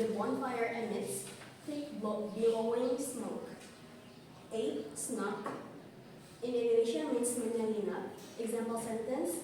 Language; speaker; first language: English; non-native, local second language; Indonesian